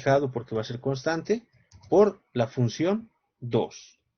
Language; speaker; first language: Spanish; native; Spanish